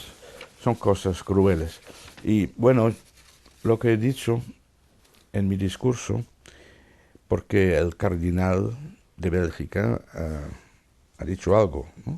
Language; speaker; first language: Spanish; non-native, fluent; Dutch